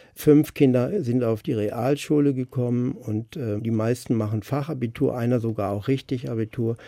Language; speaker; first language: German; native; German